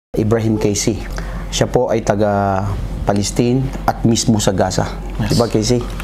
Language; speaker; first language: Filipino; non-native, local second language; Maranao